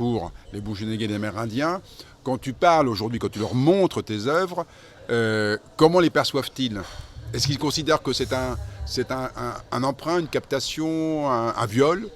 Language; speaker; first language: French; native; French